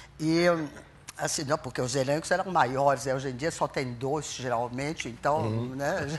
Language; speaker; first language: Portuguese; non-native, fluent; French